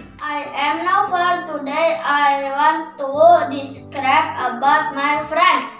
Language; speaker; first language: English; non-native, learner; Indonesian